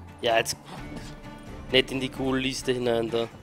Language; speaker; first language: German; native; German